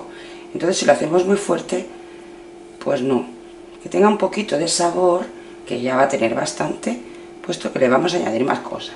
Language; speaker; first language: Spanish; native; Spanish